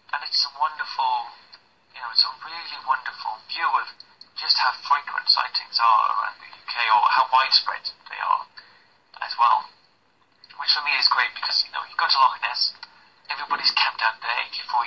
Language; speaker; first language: English; native; English